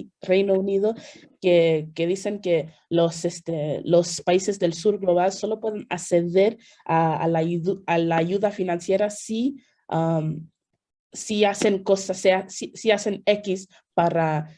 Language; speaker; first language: Spanish; non-native, fluent; English